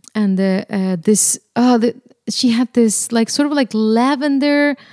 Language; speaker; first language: English; non-native, fluent; Spanish